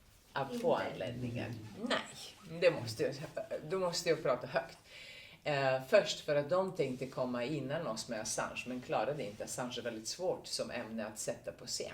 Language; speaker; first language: Swedish; non-native, fluent; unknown